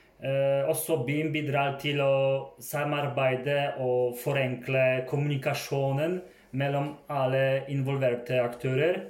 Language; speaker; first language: Swedish; non-native, fluent; Polish